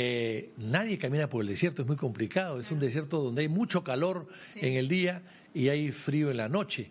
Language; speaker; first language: Spanish; native; Spanish